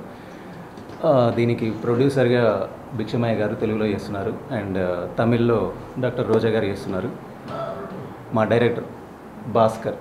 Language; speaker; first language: Telugu; native; Telugu